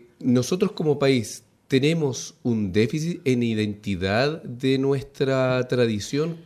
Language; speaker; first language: Spanish; native; Spanish